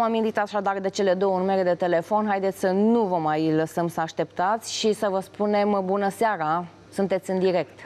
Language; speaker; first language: Romanian; native; Romanian